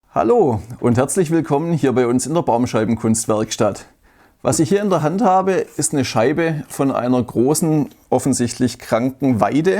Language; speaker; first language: German; native; German